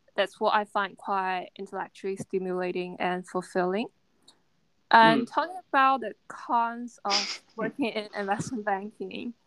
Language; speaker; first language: English; non-native, fluent; Chinese